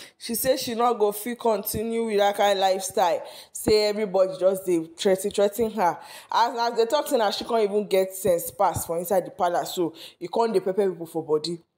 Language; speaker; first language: Nigerian Pidgin; non-native, local second language; Yoruba